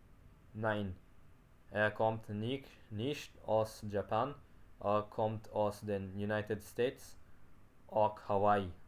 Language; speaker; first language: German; non-native, learner; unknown